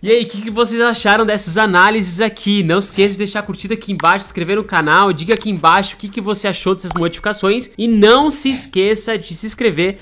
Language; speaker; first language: Portuguese; native; Portuguese